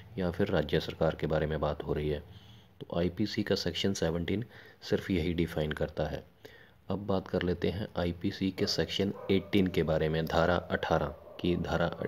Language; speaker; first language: Hindi; non-native, local second language; Punjabi